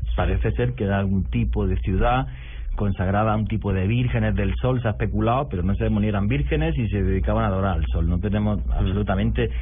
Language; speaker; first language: Spanish; native; Spanish